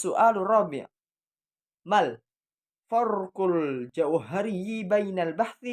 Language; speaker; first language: Arabic; non-native, learner; Indonesian